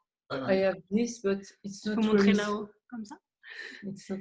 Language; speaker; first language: English; non-native, learner; French